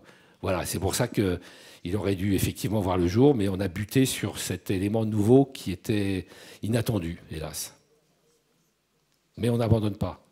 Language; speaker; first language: French; native; French